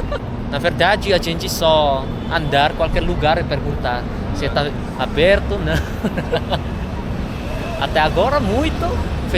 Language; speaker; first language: Portuguese; non-native, learner; Indonesian